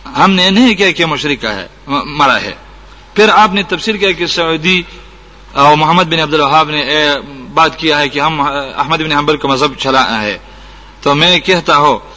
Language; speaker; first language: Urdu; non-native, local second language; Pashto